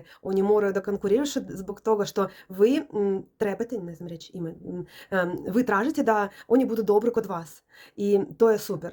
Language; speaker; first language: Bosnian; non-native, learner; Russian